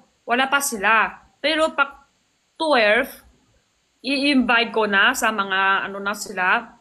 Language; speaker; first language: Filipino; non-native, learner; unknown